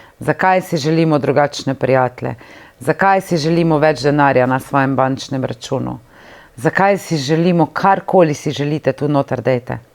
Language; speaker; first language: Slovenian; native; Slovenian